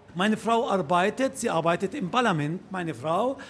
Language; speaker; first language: German; non-native, learner; Arabic